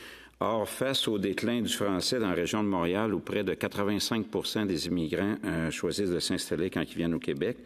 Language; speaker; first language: French; native; French